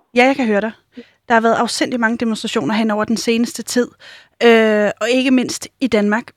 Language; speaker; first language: Danish; native; Danish